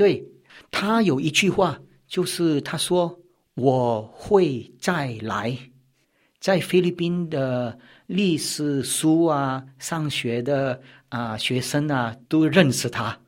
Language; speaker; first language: Chinese; early bilingual, heritage; Chinese